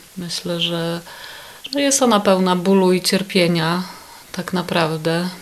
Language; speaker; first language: Polish; native; Polish